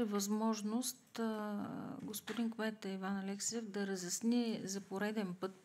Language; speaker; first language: Bulgarian; native; Bulgarian